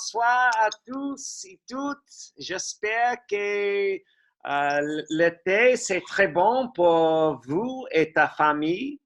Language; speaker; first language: French; non-native, learner; English